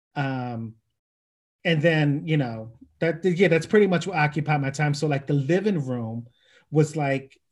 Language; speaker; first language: English; native; English